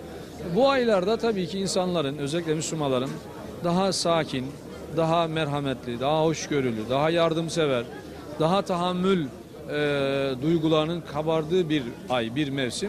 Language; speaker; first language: Turkish; native; Turkish